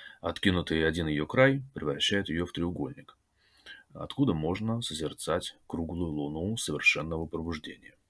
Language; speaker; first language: Russian; native; Russian